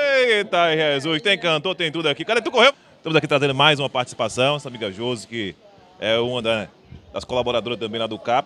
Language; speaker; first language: Portuguese; native; Portuguese